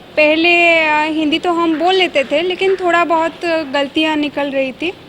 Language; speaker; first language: Hindi; non-native, local second language; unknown